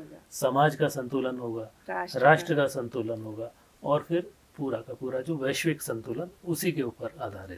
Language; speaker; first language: Hindi; native; Hindi